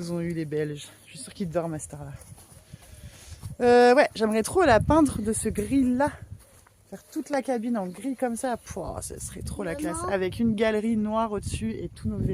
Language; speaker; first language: French; native; French